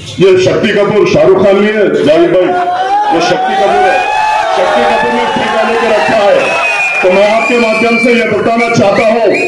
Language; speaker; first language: Hindi; non-native, local second language; Urdu